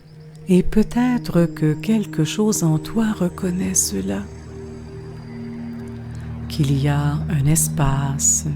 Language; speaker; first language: French; native; French